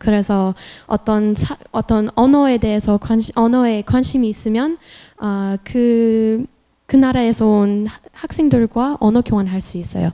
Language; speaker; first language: Korean; non-native, fluent; French